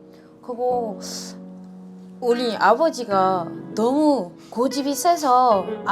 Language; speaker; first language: Korean; non-native, fluent; French